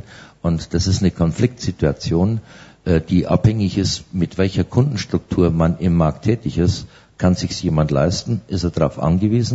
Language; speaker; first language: German; native; German